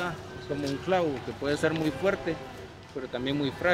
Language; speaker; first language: Spanish; native; Spanish